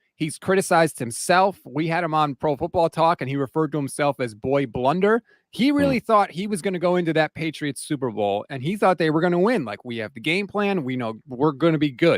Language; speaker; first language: English; native; English